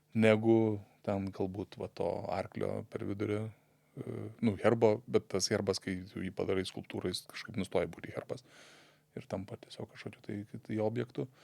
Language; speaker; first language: Lithuanian; native; Lithuanian